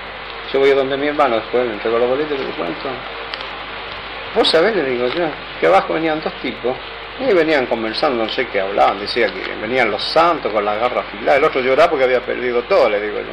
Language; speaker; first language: Spanish; native; Spanish